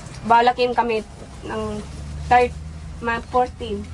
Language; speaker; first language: Filipino; non-native, local second language; Pangasinan